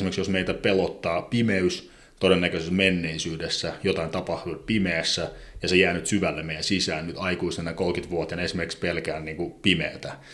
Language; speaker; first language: Finnish; non-native, fluent; Azerbaijani